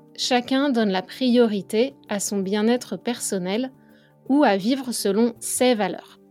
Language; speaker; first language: French; native; French